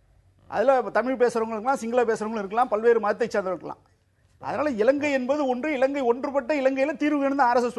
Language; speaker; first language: Tamil; native; Tamil